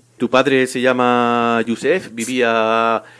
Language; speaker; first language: Spanish; native; Spanish